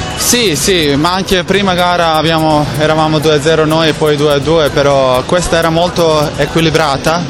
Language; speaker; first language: Italian; non-native, fluent; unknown